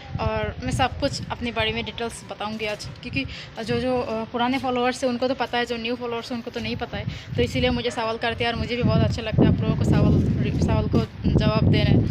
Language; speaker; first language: Urdu; non-native, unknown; Bangla